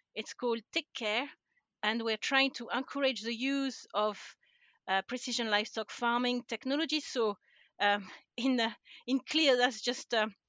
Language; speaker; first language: English; non-native, fluent; French